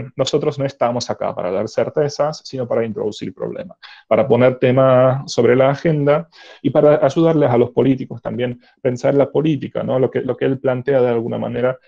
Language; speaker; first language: Spanish; non-native, fluent; Czech